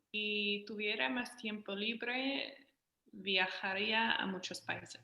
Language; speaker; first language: Spanish; non-native, learner; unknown